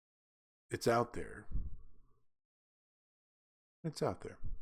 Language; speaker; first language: English; native; English